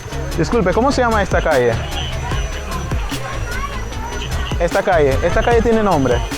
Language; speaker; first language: Spanish; non-native, fluent; English